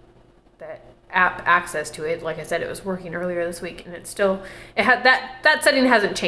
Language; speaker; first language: English; native; English